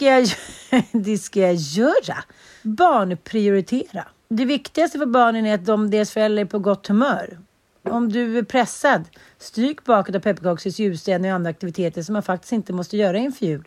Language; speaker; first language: Swedish; native; Swedish